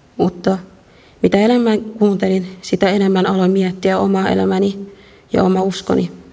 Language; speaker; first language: Finnish; early bilingual, other home language; Arabic